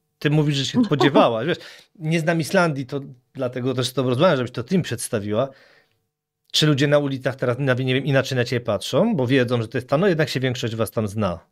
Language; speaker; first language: Polish; native; Polish